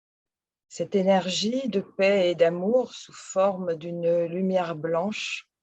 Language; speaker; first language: French; native; French